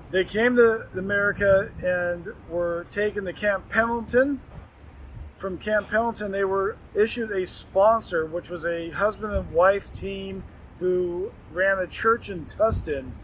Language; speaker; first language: English; native; English